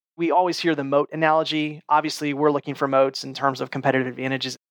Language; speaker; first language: English; native; English